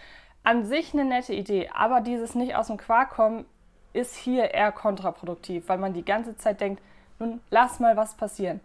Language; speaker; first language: German; native; German